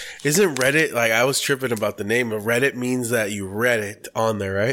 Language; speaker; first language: English; native; English